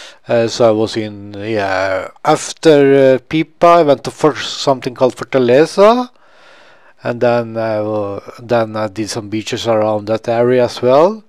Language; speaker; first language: English; non-native, fluent; Swedish